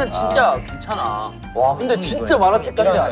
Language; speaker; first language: Korean; native; Korean